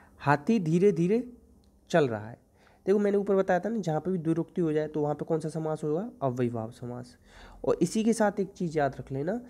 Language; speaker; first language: Hindi; native; Hindi